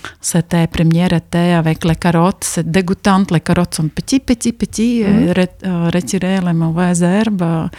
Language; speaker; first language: French; non-native, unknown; Latvian